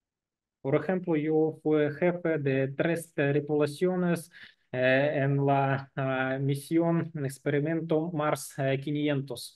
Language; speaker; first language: Spanish; non-native, learner; Russian